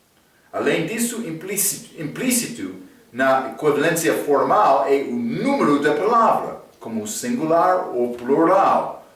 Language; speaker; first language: Portuguese; non-native, fluent; English